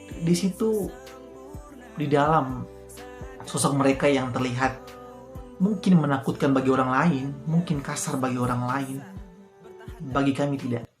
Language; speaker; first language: Indonesian; native; Indonesian